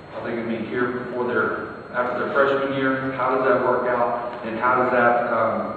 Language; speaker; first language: English; native; English